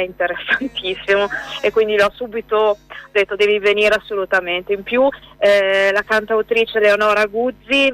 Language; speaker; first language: Italian; native; Italian